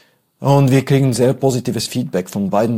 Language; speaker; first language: German; non-native, fluent; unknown